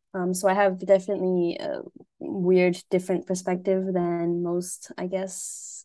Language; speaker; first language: English; native; English